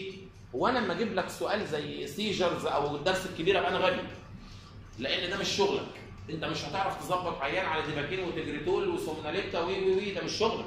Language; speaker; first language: Arabic; native; Arabic